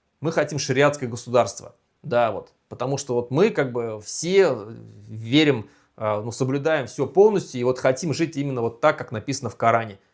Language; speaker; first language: Russian; native; Russian